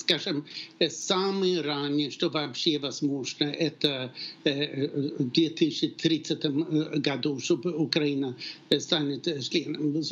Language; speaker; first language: Russian; non-native, fluent; Swedish